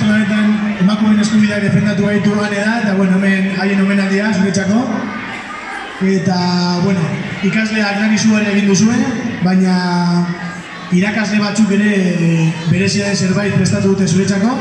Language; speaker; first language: Basque; native; Basque